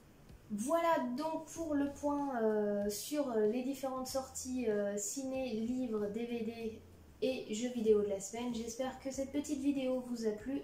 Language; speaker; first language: French; native; French